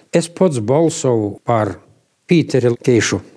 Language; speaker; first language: Latvian; native; Latvian